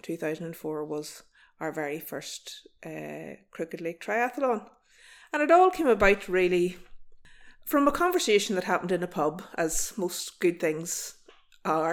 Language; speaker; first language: English; native; English